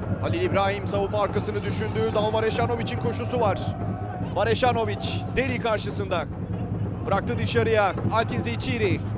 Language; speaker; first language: Turkish; native; Turkish